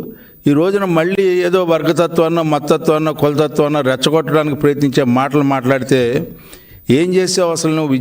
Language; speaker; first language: Telugu; native; Telugu